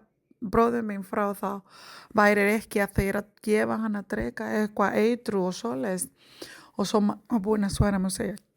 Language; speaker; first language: Icelandic; non-native, learner; Spanish